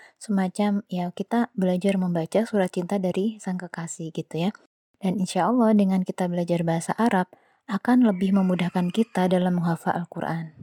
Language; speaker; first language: Indonesian; non-native, local second language; Javanese